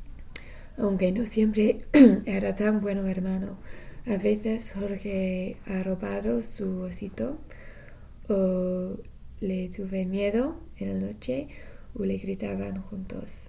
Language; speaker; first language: Spanish; non-native, learner; English